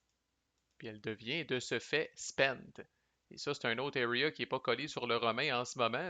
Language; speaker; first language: French; native; French